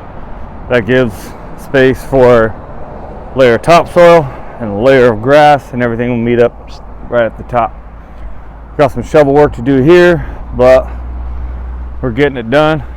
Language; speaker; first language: English; native; English